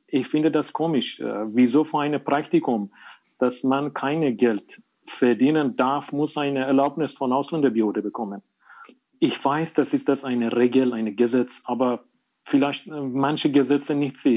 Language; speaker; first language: German; non-native, learner; Persian